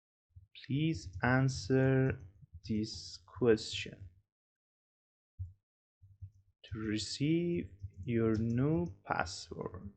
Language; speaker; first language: English; non-native, fluent; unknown